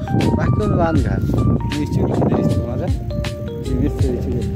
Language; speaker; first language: Korean; non-native, learner; Bangla